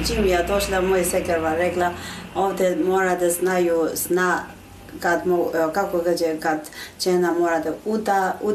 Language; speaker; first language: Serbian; non-native, learner; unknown